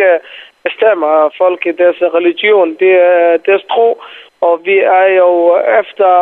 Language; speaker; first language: Danish; non-native, fluent; Somali